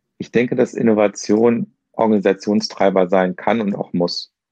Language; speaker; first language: German; native; German